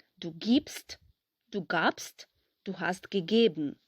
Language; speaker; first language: German; non-native, fluent; Ukrainian